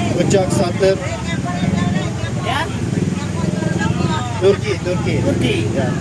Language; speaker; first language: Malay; non-native, learner; Turkish